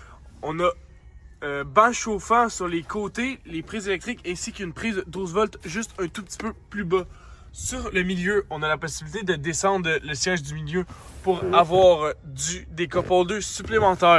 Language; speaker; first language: French; native; French